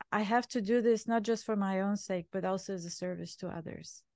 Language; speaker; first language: English; non-native, fluent; Bulgarian